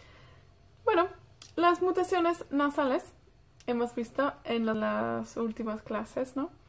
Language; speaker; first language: Spanish; non-native, fluent; Welsh